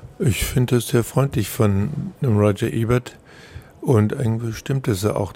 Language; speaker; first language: German; native; German